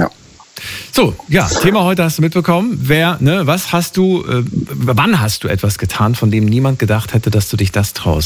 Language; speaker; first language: German; native; German